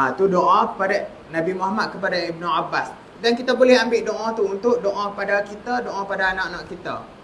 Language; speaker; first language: Malay; native; Malay